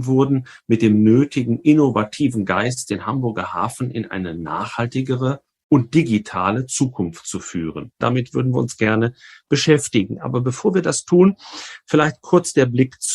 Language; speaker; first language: German; native; German